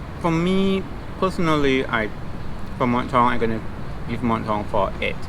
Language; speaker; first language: English; non-native, fluent; Thai